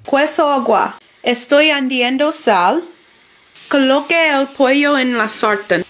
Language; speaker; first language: Spanish; non-native, learner; English